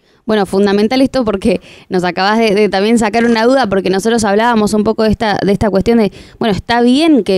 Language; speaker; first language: Spanish; native; Spanish